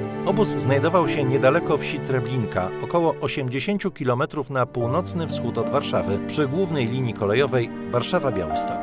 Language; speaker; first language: Polish; native; Polish